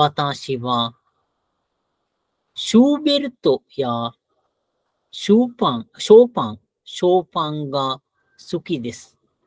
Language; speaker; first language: Japanese; non-native, fluent; Sinhala